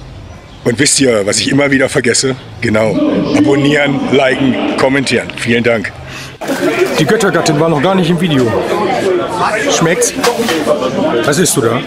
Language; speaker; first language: German; native; German